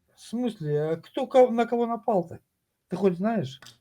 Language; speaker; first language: Russian; native; Russian